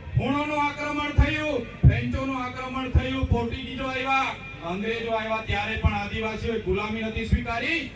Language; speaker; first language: Gujarati; non-native, local second language; Vasavi